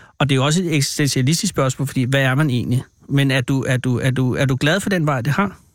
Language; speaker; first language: Danish; native; Danish